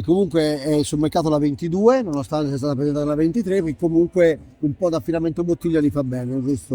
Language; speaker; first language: Italian; native; Italian